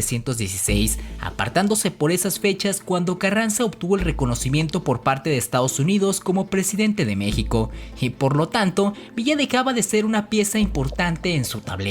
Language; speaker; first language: Spanish; native; Spanish